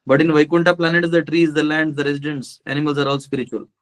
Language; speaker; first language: English; non-native, local second language; Hindi